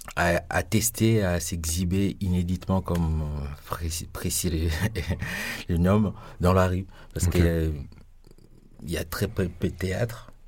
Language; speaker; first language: French; non-native, local second language; Lingala